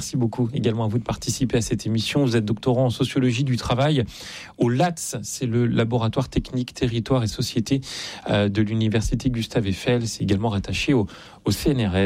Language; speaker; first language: French; native; French